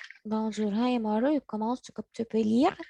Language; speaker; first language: French; non-native, learner; Arabic